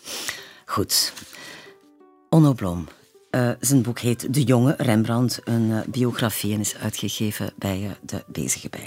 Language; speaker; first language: Dutch; native; Dutch